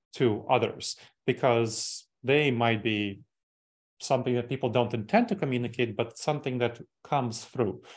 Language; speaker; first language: English; early bilingual, other home language; Russian